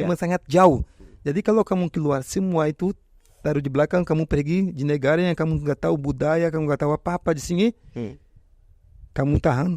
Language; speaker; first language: Indonesian; non-native, fluent; Portuguese